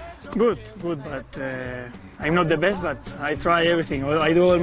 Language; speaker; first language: English; non-native, fluent; Spanish